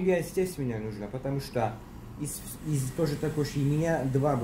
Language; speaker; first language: Russian; early bilingual, heritage; Turkish